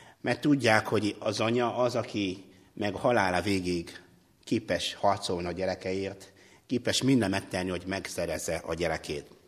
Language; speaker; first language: Hungarian; non-native, fluent; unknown